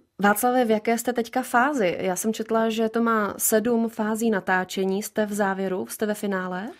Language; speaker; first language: Czech; native; Czech